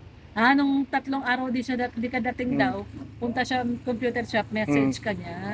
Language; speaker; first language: Filipino; native; Filipino